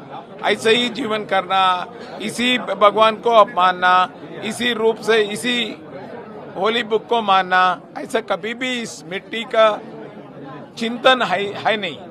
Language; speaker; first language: Hindi; non-native, local second language; Kannada